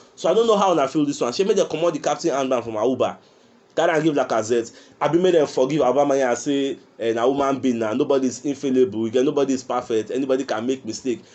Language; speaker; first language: Nigerian Pidgin; non-native, local second language; Yoruba